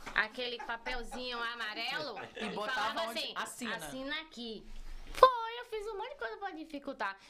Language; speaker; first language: Portuguese; native; Portuguese